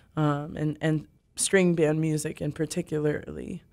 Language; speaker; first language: English; native; English